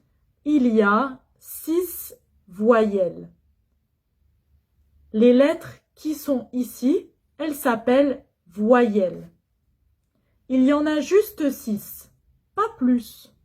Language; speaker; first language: French; non-native, fluent; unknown